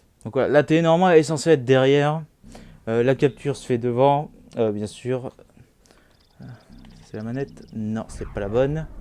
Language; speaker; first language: French; native; French